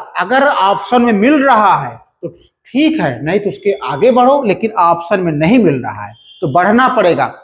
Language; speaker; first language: Hindi; native; Hindi